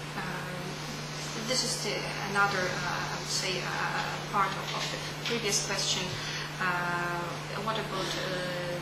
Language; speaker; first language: English; non-native, learner; Polish